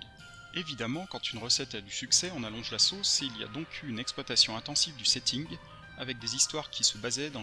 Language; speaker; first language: French; native; French